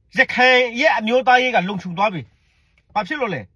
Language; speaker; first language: Burmese; non-native, local second language; Hakha Chin